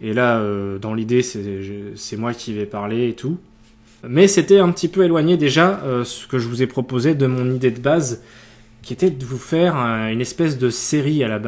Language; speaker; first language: French; native; French